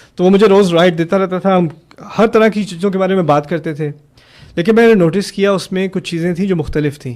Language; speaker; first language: Urdu; early bilingual, heritage; German